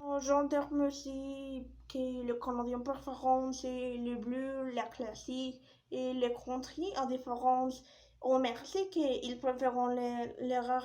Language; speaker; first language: French; non-native, learner; Spanish